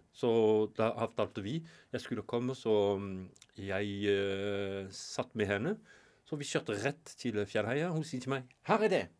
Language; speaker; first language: Norwegian; non-native, fluent; French